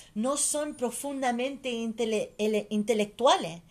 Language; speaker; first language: Spanish; early bilingual, heritage; Spanish